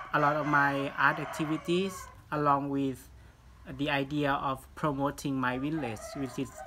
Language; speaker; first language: English; non-native, fluent; Thai